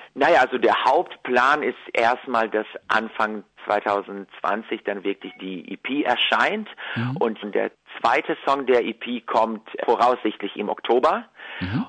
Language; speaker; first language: German; early bilingual, other home language; Russian